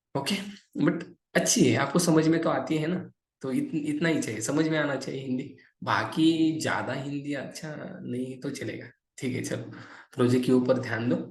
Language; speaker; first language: Hindi; non-native, local second language; Marathi